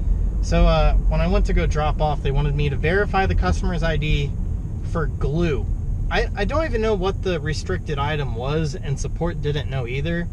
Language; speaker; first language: English; native; English